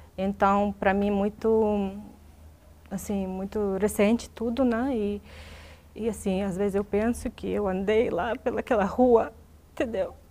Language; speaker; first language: Portuguese; non-native, fluent; Russian